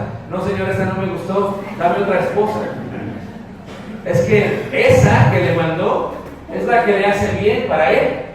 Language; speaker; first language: Spanish; early bilingual, heritage; Spanish